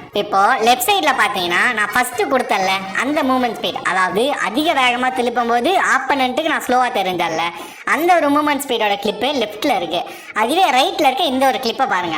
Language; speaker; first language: Tamil; native; Tamil